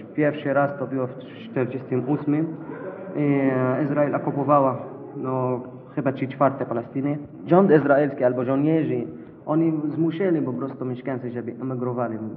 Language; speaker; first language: Polish; non-native, learner; Arabic